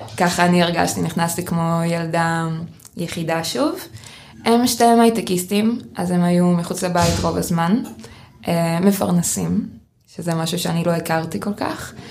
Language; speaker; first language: Hebrew; early bilingual, other home language; Russian